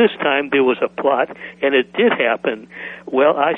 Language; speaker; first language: English; native; English